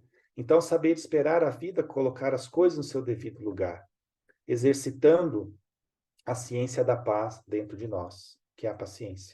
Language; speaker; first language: Portuguese; native; Portuguese